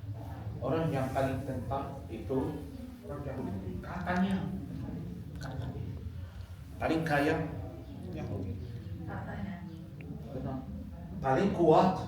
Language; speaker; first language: Indonesian; non-native, fluent; Arabic